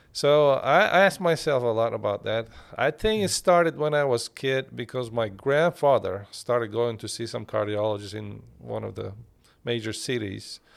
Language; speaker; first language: English; non-native, fluent; Turkish